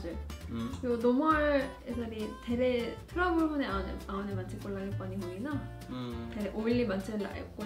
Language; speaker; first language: Nepali; non-native, fluent; Korean